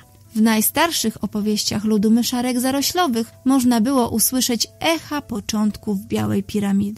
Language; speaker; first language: Polish; native; Polish